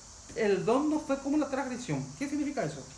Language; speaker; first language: Spanish; native; Spanish